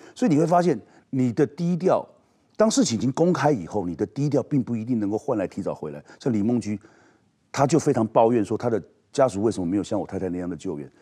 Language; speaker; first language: Chinese; native; Chinese